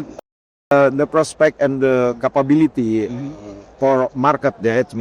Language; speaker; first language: English; non-native, learner; Indonesian